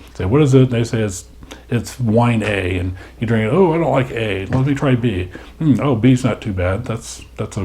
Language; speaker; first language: English; native; English